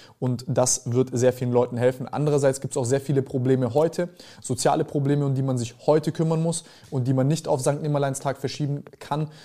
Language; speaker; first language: German; early bilingual, other home language; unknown